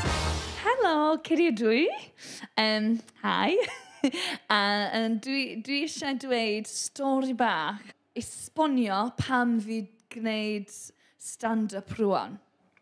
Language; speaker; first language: Welsh; non-native, learner; English